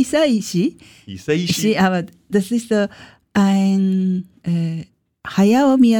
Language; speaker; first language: German; non-native, learner; Japanese